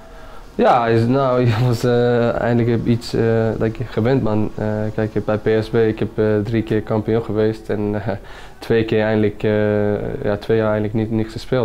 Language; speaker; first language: Dutch; non-native, fluent; Finnish